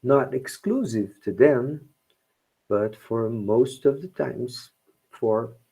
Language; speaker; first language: English; non-native, fluent; Portuguese